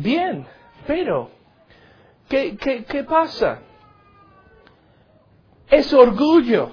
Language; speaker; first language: Spanish; non-native, learner; English